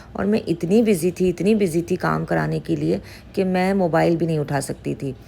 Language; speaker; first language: Urdu; native; Urdu